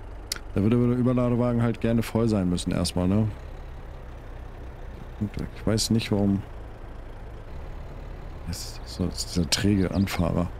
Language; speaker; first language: German; native; German